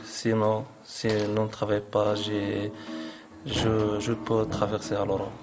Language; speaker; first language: French; non-native, learner; Arabic